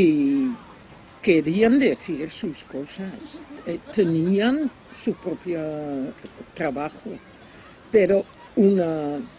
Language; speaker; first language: Spanish; non-native, fluent; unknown